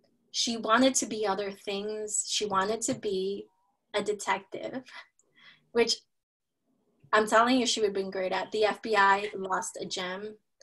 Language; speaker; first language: English; early bilingual, other home language; Spanish